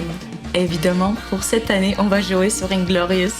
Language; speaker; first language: French; non-native, fluent; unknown